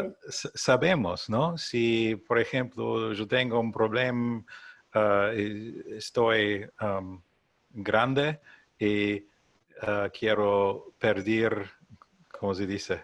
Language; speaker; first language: Spanish; non-native, learner; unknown